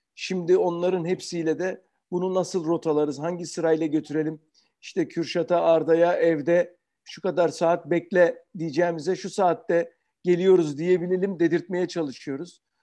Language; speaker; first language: Turkish; native; Turkish